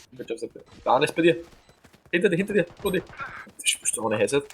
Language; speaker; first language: German; native; German